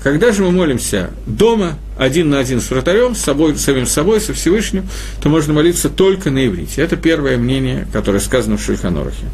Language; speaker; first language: Russian; native; Russian